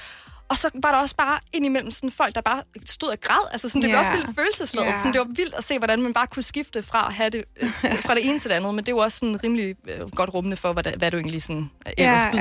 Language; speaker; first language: Danish; native; Danish